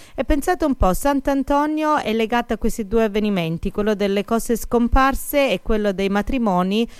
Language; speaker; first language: Italian; native; Italian